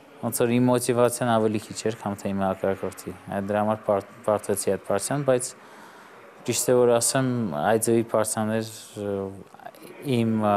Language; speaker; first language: Armenian; native; Armenian